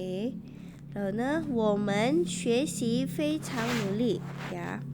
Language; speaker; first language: Chinese; non-native, fluent; Indonesian